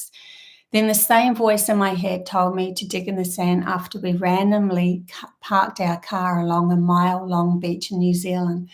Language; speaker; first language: English; native; English